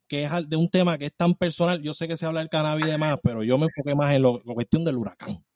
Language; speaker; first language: Spanish; native; Spanish